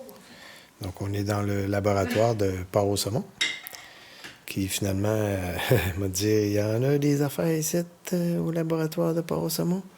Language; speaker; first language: French; native; French